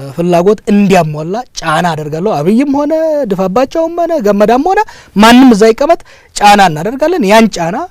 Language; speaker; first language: Amharic; non-native, local second language; Oromo